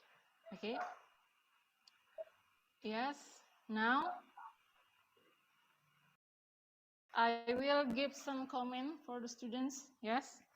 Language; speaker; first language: English; non-native, learner; Indonesian